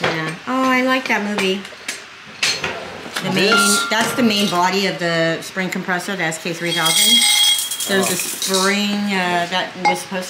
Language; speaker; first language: English; native; English